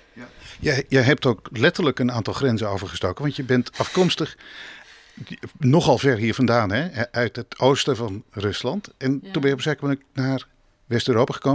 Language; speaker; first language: Dutch; native; Dutch